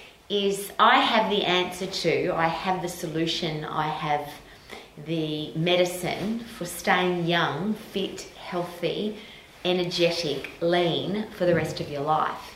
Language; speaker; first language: English; native; English